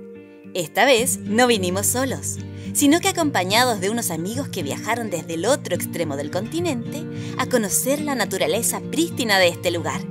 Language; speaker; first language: Spanish; native; Spanish